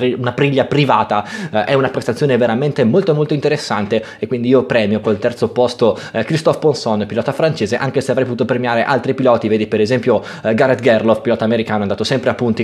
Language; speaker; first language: Italian; native; Italian